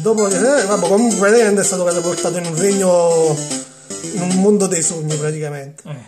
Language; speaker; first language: Italian; native; Italian